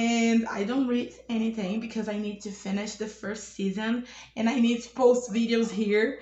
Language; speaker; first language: English; non-native, learner; Portuguese